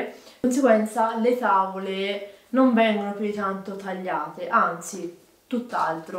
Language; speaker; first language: Italian; native; Italian